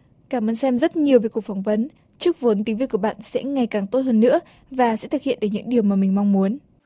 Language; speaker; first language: Vietnamese; native; Vietnamese